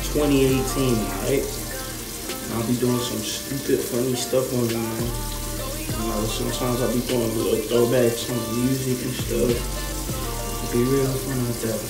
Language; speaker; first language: English; native; English